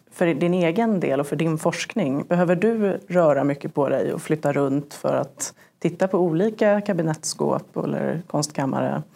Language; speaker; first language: Swedish; native; Swedish